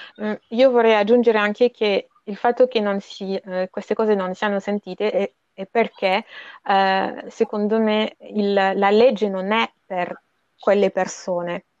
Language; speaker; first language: Italian; non-native, fluent; French